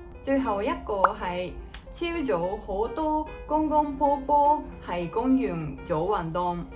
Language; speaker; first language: Cantonese; non-native, fluent; Japanese